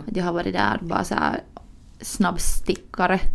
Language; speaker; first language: Swedish; early bilingual, other home language; Finnish